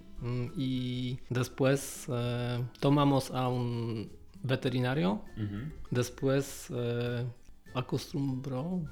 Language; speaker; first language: Spanish; non-native, learner; Polish